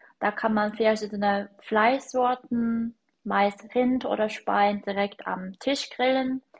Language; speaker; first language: German; non-native, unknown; Korean